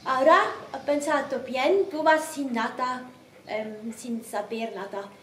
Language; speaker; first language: Spanish; non-native, learner; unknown